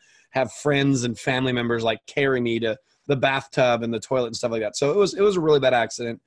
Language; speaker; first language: English; native; English